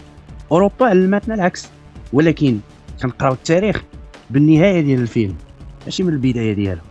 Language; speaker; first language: Arabic; native; Arabic